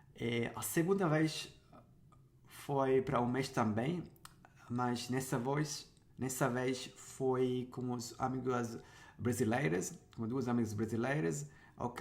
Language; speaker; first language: Portuguese; non-native, fluent; Sinhala